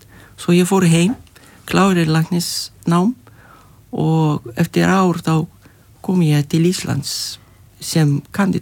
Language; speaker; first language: Icelandic; non-native, fluent; Lithuanian